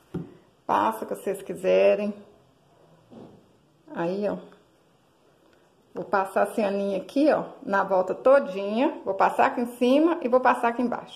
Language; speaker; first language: Portuguese; native; Portuguese